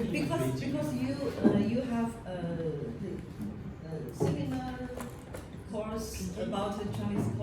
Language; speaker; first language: English; non-native, learner; Chinese